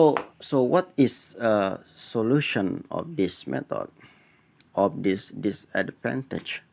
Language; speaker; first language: English; non-native, learner; Indonesian